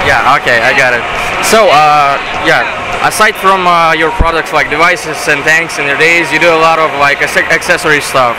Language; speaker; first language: English; non-native, fluent; Russian